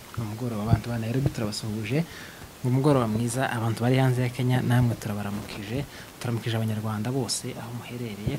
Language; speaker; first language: Kinyarwanda; native; Kinyarwanda